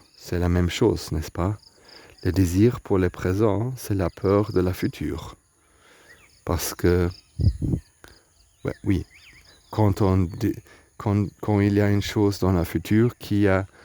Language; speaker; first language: French; non-native, learner; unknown